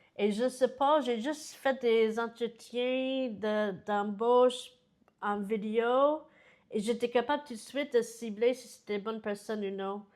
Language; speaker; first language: French; non-native, fluent; English